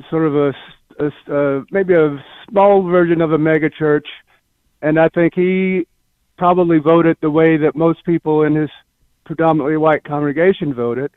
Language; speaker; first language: English; native; English